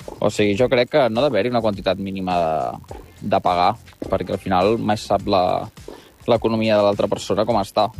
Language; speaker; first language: Catalan; native; Catalan